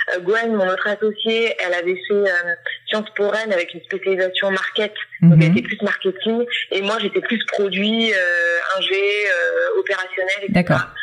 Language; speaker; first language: French; native; French